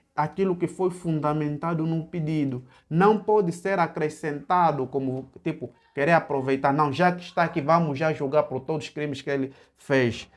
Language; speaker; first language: Portuguese; native; Portuguese